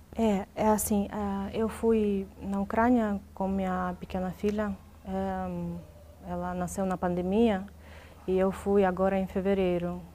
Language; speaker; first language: Portuguese; non-native, fluent; Russian